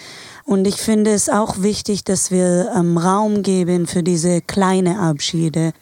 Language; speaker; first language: German; non-native, fluent; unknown